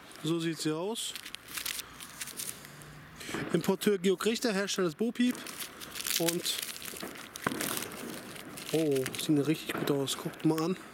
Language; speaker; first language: German; native; German